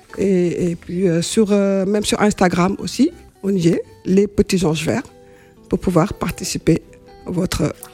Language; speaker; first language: French; non-native, local second language; Wolof